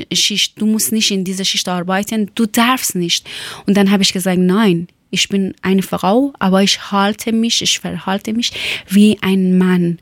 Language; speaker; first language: German; non-native, fluent; Persian